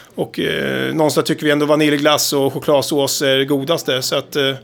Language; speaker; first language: Swedish; native; Swedish